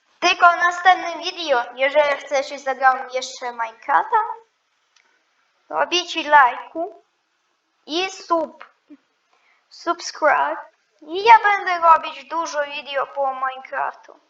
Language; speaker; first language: Polish; non-native, learner; Ukrainian